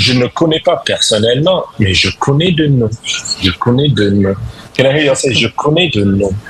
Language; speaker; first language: French; non-native, fluent; English